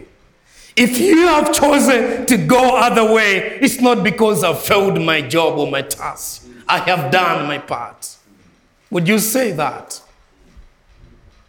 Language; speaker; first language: English; non-native, local second language; Nyanja